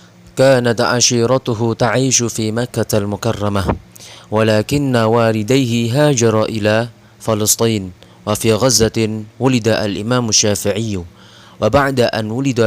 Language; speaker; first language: Arabic; non-native, learner; Indonesian